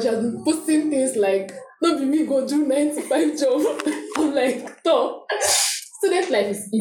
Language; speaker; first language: English; non-native, local second language; Yoruba